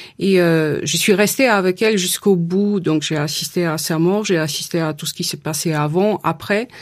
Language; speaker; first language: French; non-native, fluent; Polish